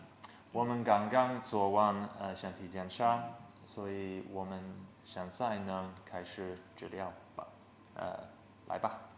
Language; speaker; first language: Chinese; non-native, learner; English